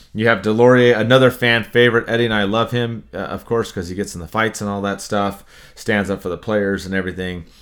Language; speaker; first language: English; native; English